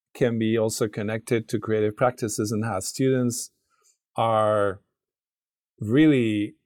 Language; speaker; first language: English; non-native, fluent; Spanish